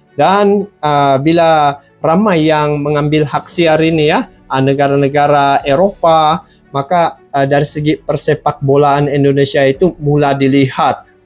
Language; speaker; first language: Malay; native; Malay